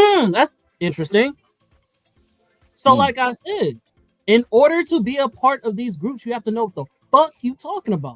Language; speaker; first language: English; native; English